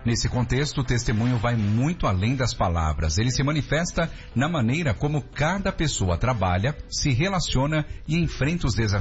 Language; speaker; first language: Portuguese; native; Portuguese